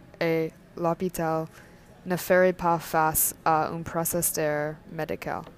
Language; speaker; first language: French; non-native, learner; English